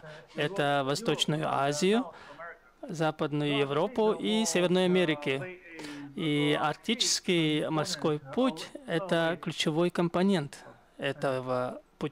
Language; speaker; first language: Russian; non-native, fluent; Chinese